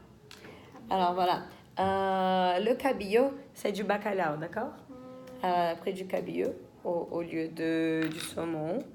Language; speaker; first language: French; non-native, fluent; Portuguese